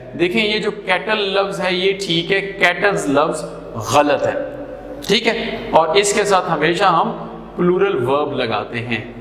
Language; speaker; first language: Urdu; non-native, local second language; Punjabi